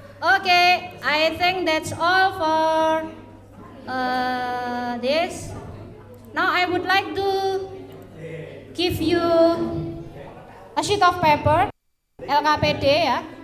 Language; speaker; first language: English; non-native, fluent; Indonesian